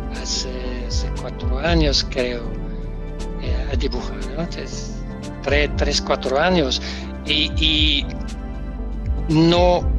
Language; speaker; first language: Spanish; non-native, learner; Danish